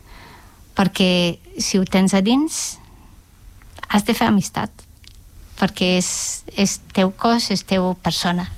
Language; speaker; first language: Catalan; non-native, fluent; English